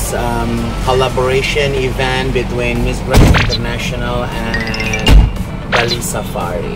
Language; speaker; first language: English; non-native, fluent; Indonesian